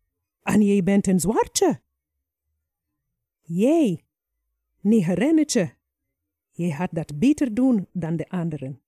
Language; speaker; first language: Dutch; non-native, fluent; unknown